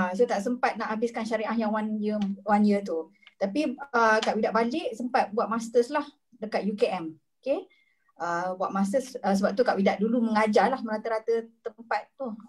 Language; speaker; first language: Malay; native; Malay